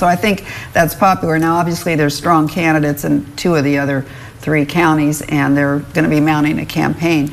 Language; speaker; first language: English; native; English